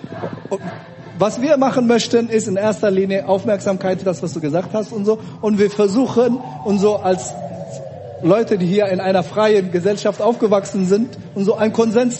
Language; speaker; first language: German; early bilingual, other home language; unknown